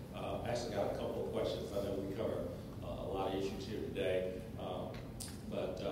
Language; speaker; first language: English; native; English